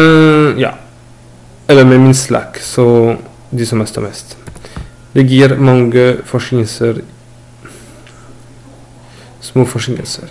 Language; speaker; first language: Norwegian; non-native, learner; French